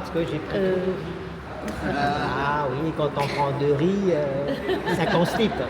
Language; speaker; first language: French; non-native, fluent; Thai